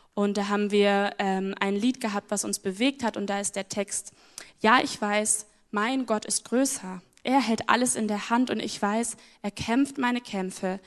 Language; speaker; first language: German; native; German